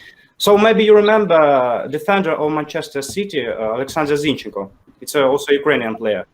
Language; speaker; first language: English; non-native, learner; Ukrainian